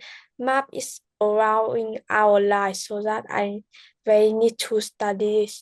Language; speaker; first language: English; non-native, learner; Vietnamese